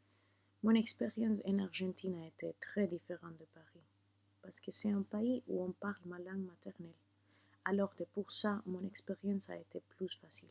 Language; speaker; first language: French; non-native, fluent; Spanish